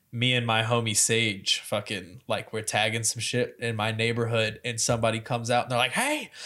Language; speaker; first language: English; native; English